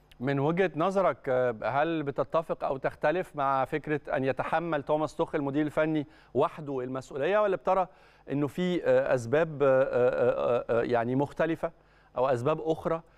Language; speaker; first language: Arabic; native; Arabic